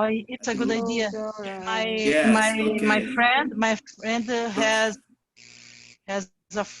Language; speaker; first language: English; non-native, learner; Portuguese